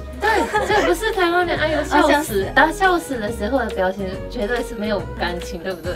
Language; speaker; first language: Chinese; non-native, fluent; Japanese